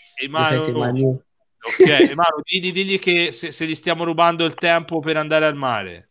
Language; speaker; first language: Italian; native; Italian